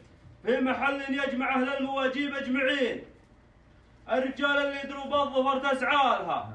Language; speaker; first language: Arabic; native; Arabic